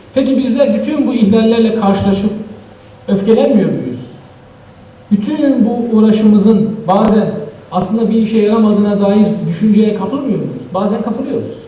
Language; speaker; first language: Turkish; native; Turkish